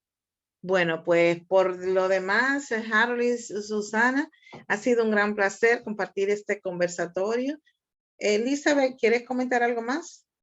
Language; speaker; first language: Spanish; native; Spanish